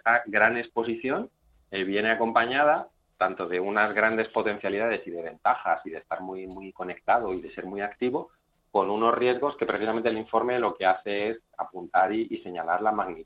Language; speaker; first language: Spanish; native; Spanish